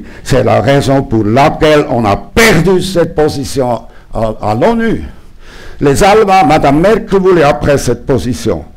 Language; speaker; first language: French; non-native, local second language; German